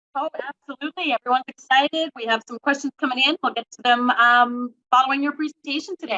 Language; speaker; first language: English; native; English